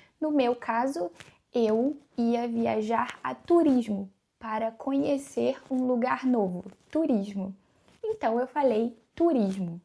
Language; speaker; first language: Portuguese; native; Portuguese